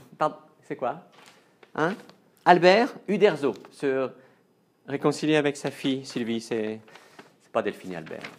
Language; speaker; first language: French; native; French